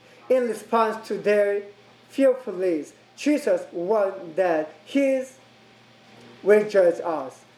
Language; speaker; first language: English; non-native, learner; Korean